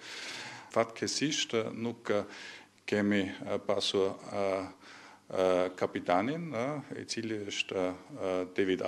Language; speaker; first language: Albanian; non-native, learner; German